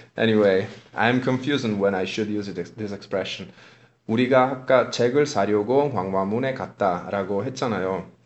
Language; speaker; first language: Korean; non-native, fluent; Italian